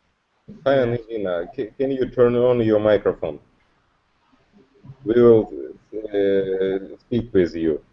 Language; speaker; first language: English; non-native, learner; Russian